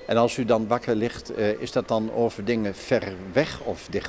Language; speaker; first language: Dutch; native; Dutch